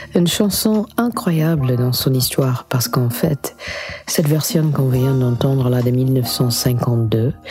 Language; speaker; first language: French; non-native, fluent; English